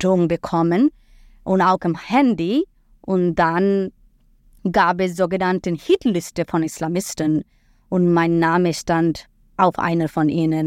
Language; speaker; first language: German; non-native, fluent; Bangla